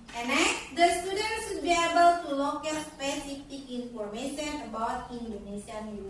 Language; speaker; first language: English; non-native, learner; Indonesian